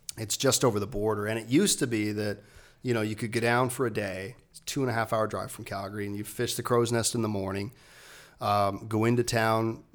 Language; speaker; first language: English; native; English